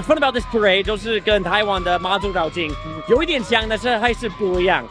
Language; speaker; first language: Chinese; non-native, fluent; English